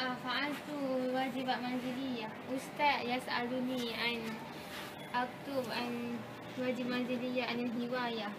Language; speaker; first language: Arabic; non-native, learner; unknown